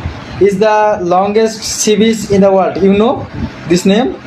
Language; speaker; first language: English; non-native, learner; Bangla